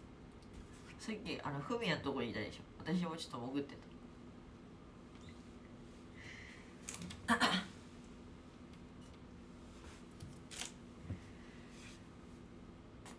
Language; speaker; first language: Japanese; native; Japanese